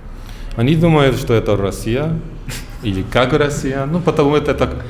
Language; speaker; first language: Russian; early bilingual, heritage; German